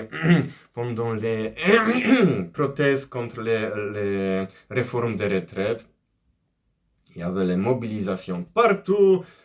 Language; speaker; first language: French; non-native, fluent; Polish